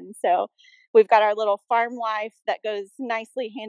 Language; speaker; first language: English; native; English